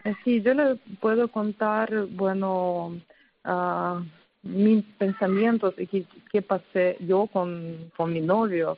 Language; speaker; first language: Spanish; non-native, fluent; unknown